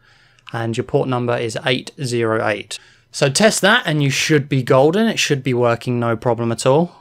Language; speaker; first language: English; native; English